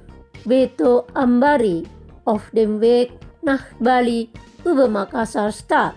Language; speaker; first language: German; non-native, fluent; Indonesian